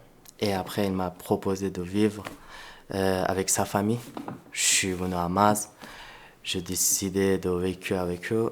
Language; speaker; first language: French; non-native, fluent; Persian